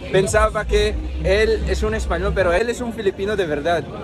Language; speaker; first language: Spanish; non-native, learner; Filipino